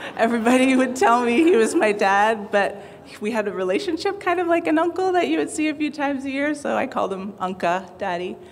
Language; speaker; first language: English; native; English